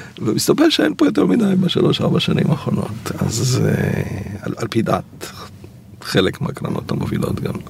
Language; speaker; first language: Hebrew; early bilingual, other home language; Polish